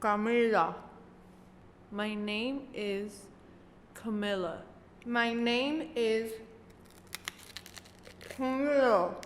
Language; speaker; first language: English; non-native, local second language; Spanish